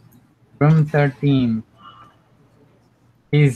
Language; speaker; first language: English; non-native, fluent; Spanish